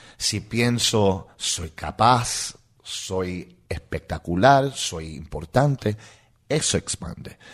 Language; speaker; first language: Spanish; non-native, local second language; English